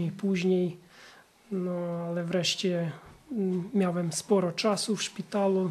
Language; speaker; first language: Polish; non-native, fluent; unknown